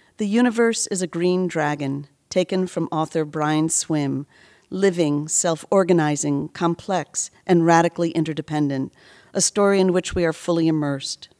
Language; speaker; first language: English; native; English